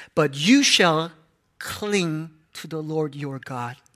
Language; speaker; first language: English; non-native, local second language; Korean